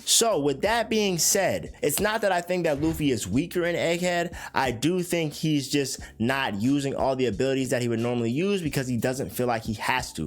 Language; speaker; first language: English; native; English